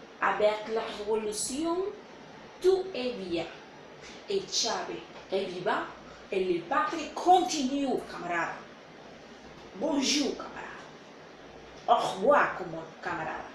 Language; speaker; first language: French; non-native, learner; Spanish